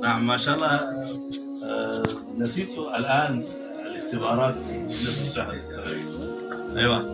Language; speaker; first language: Arabic; non-native, fluent; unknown